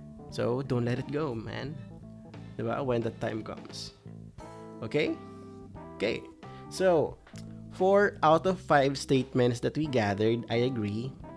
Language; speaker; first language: English; non-native, local second language; Filipino